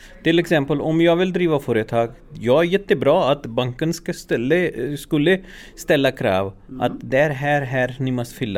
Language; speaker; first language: Swedish; non-native, fluent; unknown